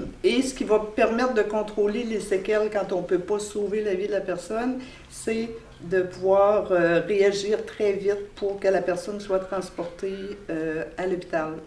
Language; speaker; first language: French; native; French